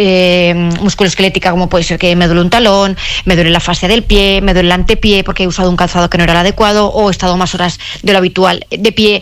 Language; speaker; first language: Spanish; native; Spanish